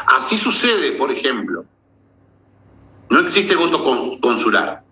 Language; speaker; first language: Spanish; native; Spanish